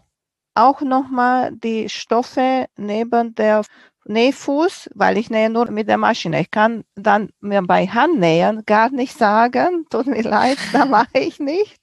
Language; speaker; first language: German; non-native, fluent; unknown